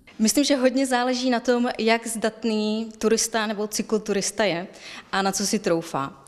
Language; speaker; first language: Czech; native; Czech